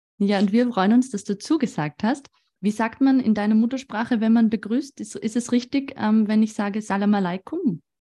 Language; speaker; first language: German; native; German